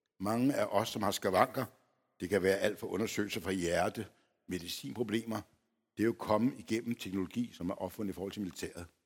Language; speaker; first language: Danish; early bilingual, other home language; Polish